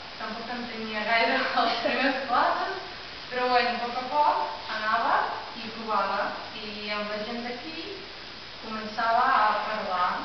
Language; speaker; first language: Catalan; non-native, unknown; Ukrainian